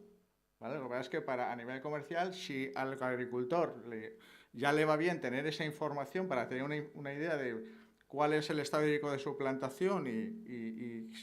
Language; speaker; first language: Spanish; native; Spanish